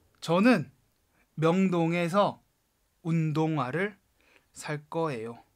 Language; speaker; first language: Korean; non-native, fluent; Chinese